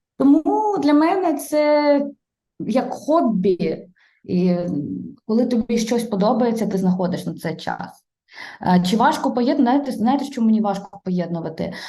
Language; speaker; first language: Ukrainian; non-native, local second language; Russian